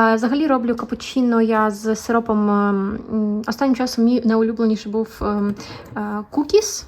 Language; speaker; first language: Ukrainian; non-native, local second language; Russian